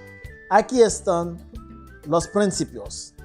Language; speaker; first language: Spanish; non-native, fluent; Haitian Creole